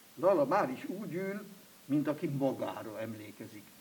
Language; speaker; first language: Hungarian; non-native, fluent; German